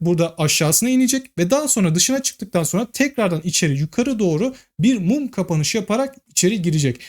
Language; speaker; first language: Turkish; native; Turkish